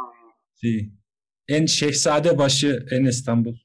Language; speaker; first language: Spanish; non-native, learner; Turkish